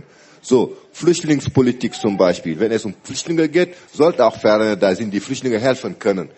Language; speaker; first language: German; non-native, fluent; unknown